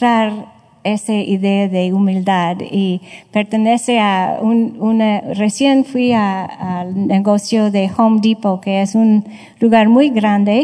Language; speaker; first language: Spanish; non-native, fluent; English